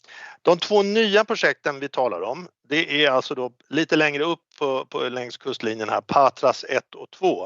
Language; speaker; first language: Swedish; native; Swedish